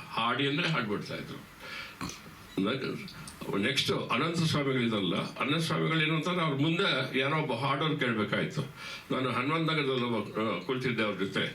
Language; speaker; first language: Kannada; native; Kannada